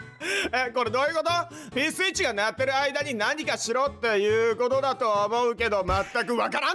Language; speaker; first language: Japanese; native; Japanese